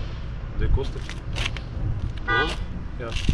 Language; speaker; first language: German; non-native, learner; Latvian